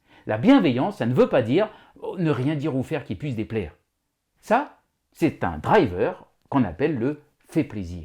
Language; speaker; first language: French; native; French